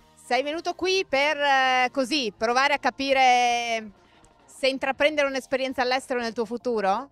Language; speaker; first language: Italian; native; Italian